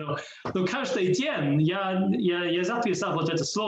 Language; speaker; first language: Russian; non-native, learner; English